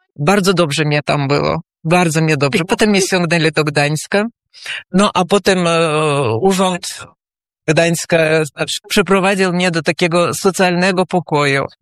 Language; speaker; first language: Polish; early bilingual, heritage; Polish